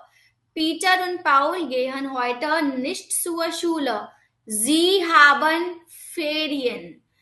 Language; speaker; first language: German; non-native, fluent; Hindi